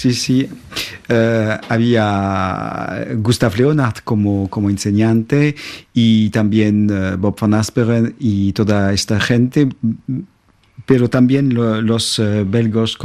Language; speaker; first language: Spanish; non-native, fluent; French